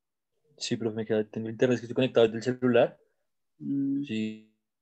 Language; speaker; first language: Spanish; native; Spanish